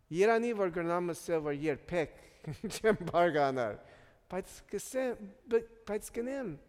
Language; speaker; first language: Armenian; early bilingual, heritage; Armenian